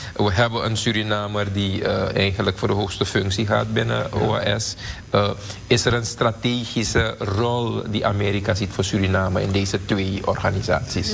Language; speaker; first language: Dutch; native; Dutch